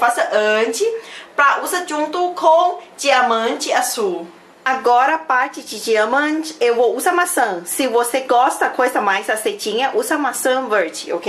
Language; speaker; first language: Portuguese; non-native, learner; Thai